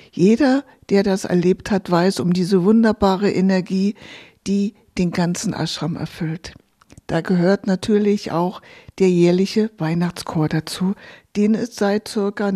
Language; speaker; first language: German; native; German